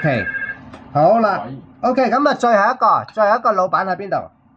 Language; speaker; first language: Cantonese; native; Cantonese